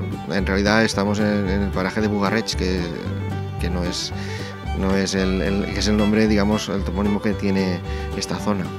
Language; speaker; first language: Spanish; native; Spanish